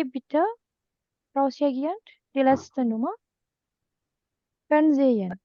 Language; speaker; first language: German; non-native, fluent; Indonesian